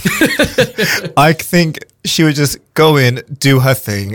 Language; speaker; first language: English; native; English